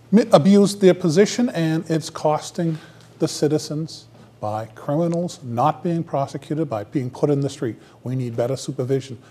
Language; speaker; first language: English; native; English